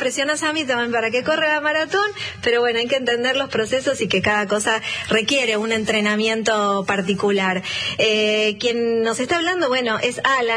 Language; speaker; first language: Spanish; native; Spanish